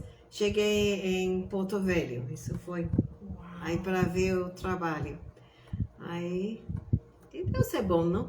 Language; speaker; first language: Portuguese; non-native, fluent; English